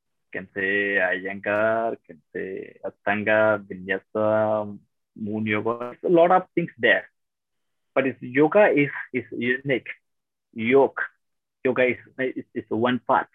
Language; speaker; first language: English; non-native, local second language; Tamil